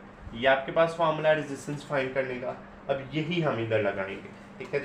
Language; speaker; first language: Hindi; non-native, local second language; Punjabi